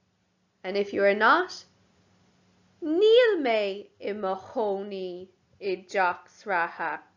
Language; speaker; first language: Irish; non-native, local second language; English